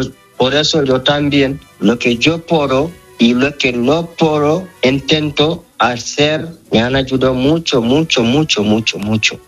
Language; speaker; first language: Spanish; non-native, learner; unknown